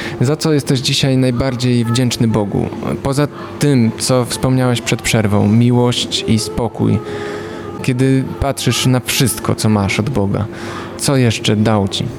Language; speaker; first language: Polish; native; Polish